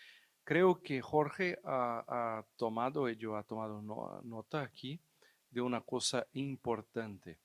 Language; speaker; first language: Spanish; non-native, fluent; Portuguese